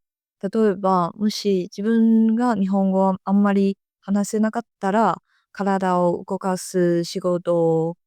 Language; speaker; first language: Japanese; non-native, fluent; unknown